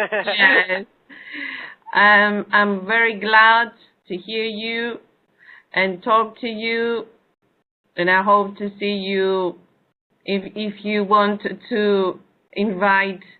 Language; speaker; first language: English; non-native, learner; Greek